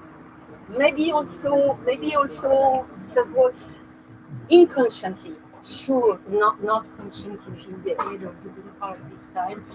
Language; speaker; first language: English; non-native, learner; French